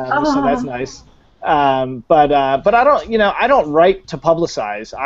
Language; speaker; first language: English; native; English